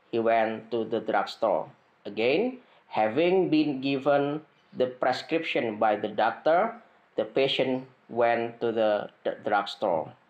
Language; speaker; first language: English; non-native, fluent; Indonesian